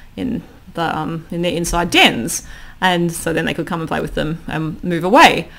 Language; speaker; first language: English; native; English